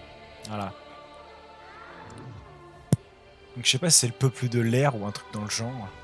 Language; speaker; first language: French; native; French